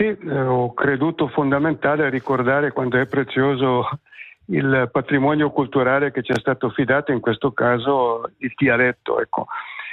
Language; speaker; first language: Italian; native; Italian